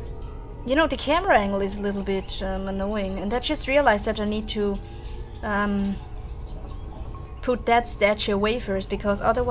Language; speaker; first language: English; non-native, fluent; German